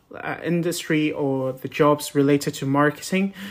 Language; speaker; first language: English; non-native, local second language; Cantonese